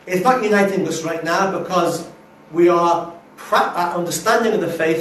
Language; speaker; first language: English; native; English